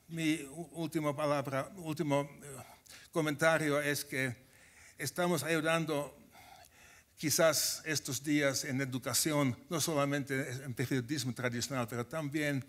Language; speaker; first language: Spanish; non-native, fluent; Finnish